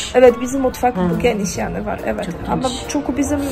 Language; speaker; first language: Turkish; non-native, learner; Polish